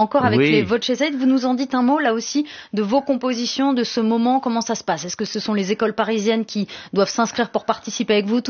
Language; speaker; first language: French; native; French